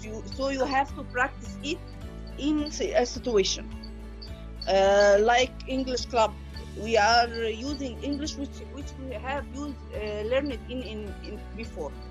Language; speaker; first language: English; non-native, learner; Arabic